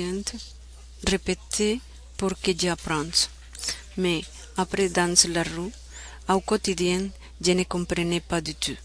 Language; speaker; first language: French; non-native, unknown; Spanish